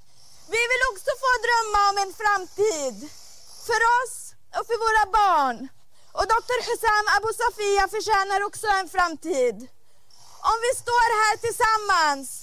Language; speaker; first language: Swedish; non-native, fluent; Arabic